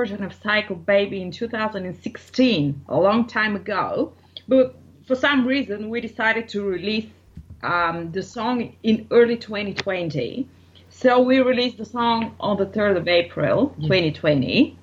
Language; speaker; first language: English; non-native, fluent; Bulgarian